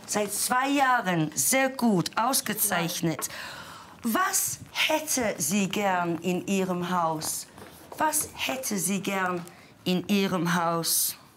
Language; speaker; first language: German; non-native, fluent; English